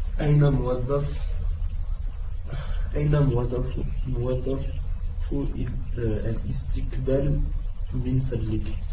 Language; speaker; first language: Arabic; non-native, learner; French